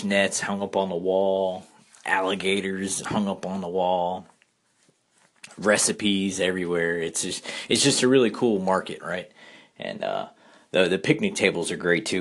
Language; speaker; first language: English; native; English